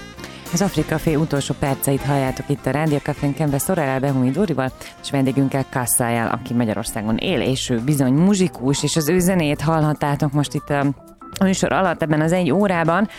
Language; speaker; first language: Hungarian; native; Hungarian